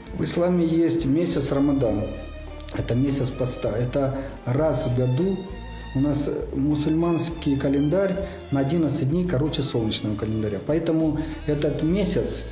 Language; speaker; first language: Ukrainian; non-native, local second language; Russian